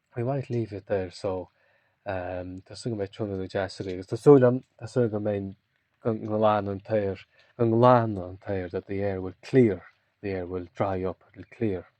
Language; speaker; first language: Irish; native; Irish